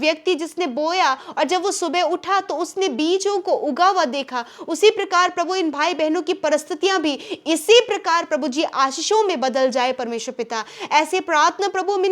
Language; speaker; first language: Hindi; native; Hindi